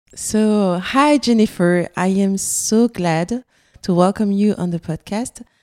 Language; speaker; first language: English; non-native, fluent; French